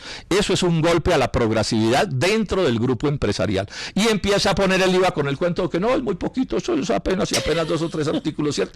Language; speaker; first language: Spanish; native; Spanish